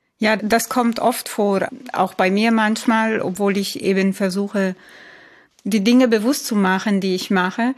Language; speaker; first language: German; non-native, fluent; Italian